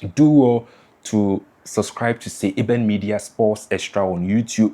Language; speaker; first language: English; non-native, local second language; Akan